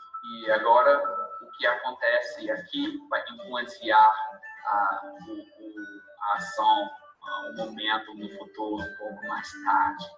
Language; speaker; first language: Portuguese; non-native, fluent; English